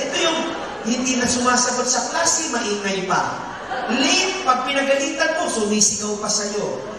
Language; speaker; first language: Filipino; native; Filipino